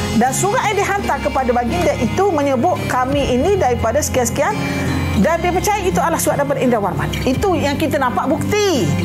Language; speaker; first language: Malay; native; Malay